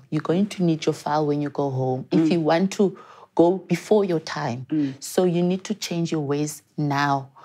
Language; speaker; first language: English; non-native, local second language; Southern Sotho